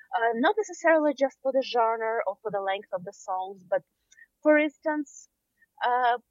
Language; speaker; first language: English; non-native, fluent; Russian